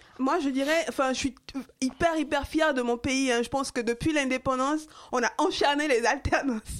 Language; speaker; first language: French; non-native, local second language; Fon